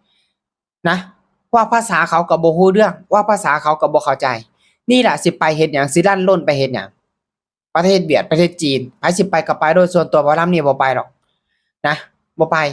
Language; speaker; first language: Thai; non-native, local second language; Northeastern Thai